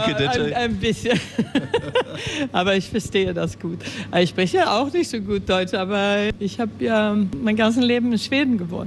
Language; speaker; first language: German; early bilingual, heritage; German